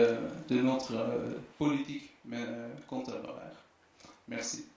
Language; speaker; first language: French; non-native, fluent; Dutch